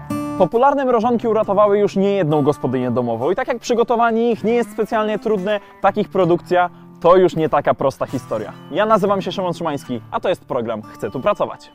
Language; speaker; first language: Polish; native; Polish